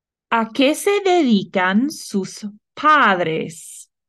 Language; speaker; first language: Spanish; non-native, fluent; English